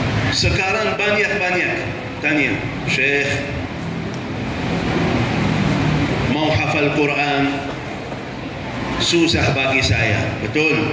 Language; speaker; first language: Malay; non-native, fluent; Arabic